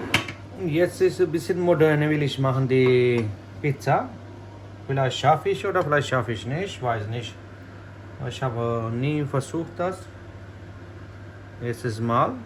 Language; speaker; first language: German; non-native, learner; Urdu